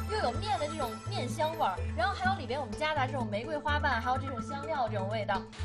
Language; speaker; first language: Chinese; native; Chinese